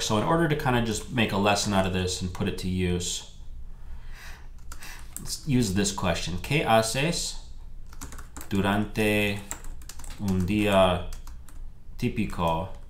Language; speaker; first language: English; native; English